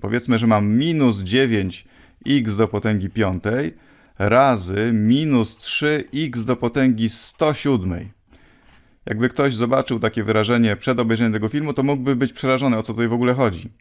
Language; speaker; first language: Polish; native; Polish